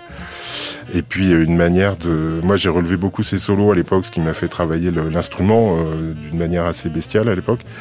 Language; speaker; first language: French; native; French